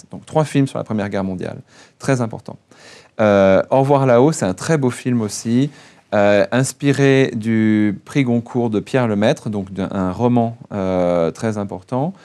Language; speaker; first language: French; native; French